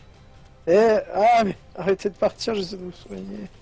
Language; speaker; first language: French; native; French